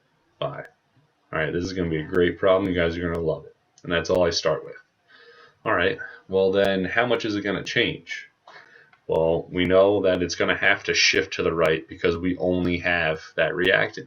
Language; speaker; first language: English; native; English